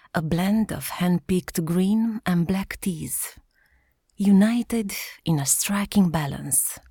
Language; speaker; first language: English; non-native, fluent; Romanian